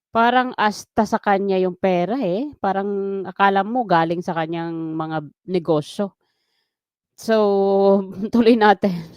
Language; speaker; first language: Filipino; non-native, local second language; Waray